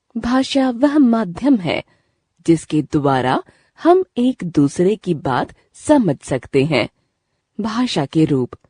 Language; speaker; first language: Hindi; native; Hindi